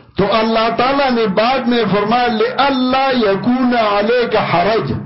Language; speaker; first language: Urdu; non-native, local second language; Pashto